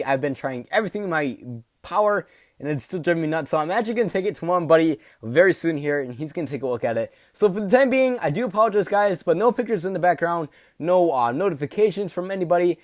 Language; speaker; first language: English; native; English